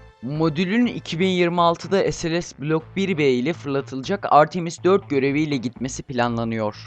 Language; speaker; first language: Turkish; native; Turkish